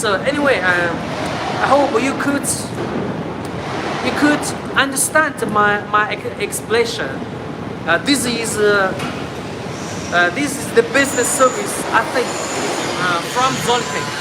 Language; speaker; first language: English; non-native, learner; Chinese